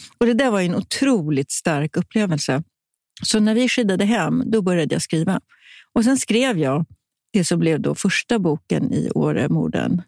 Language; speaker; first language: Swedish; native; Swedish